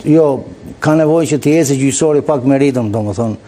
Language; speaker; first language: Albanian; native; Albanian